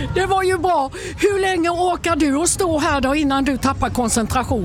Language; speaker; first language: Swedish; native; Swedish